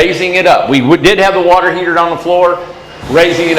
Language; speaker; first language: English; native; English